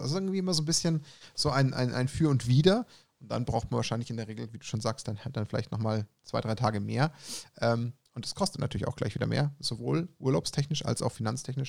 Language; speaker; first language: German; native; German